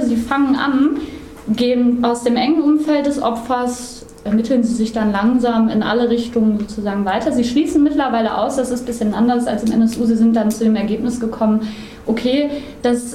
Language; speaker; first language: German; native; German